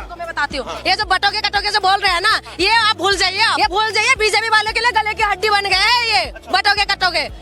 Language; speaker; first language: Hindi; non-native, local second language; Manipuri